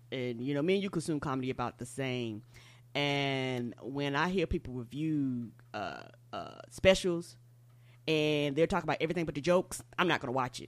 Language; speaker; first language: English; native; English